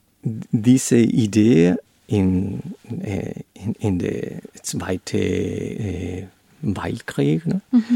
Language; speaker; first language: German; non-native, learner; Spanish